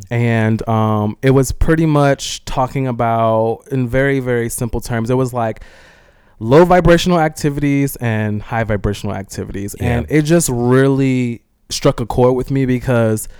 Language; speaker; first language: English; native; English